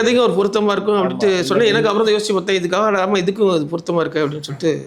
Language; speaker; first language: Tamil; native; Tamil